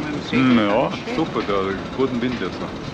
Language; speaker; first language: German; native; German